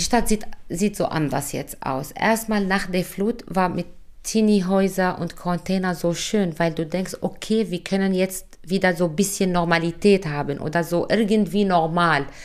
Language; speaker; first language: German; non-native, fluent; Arabic